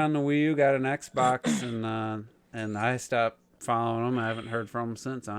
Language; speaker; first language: English; native; English